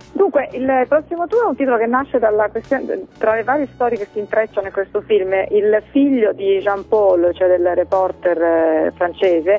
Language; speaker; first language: Italian; early bilingual, other home language; Finnish